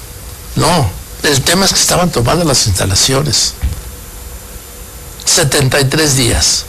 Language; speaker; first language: Spanish; native; Spanish